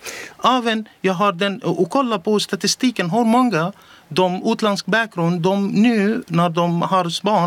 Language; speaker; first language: Swedish; non-native, learner; Arabic